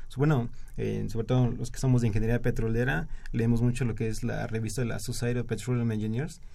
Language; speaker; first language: Spanish; native; Spanish